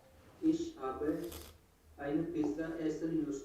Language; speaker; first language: German; non-native, learner; Hindi